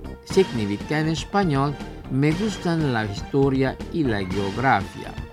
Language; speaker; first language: Spanish; non-native, fluent; Indonesian